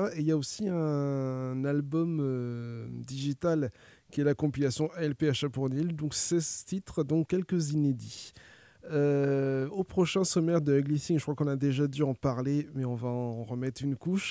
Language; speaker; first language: French; native; French